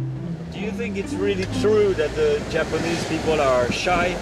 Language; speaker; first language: English; non-native, learner; French